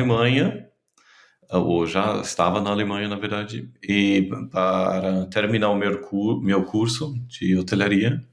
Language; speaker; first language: Portuguese; non-native, fluent; German